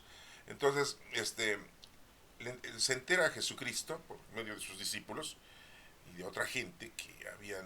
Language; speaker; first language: Spanish; native; Spanish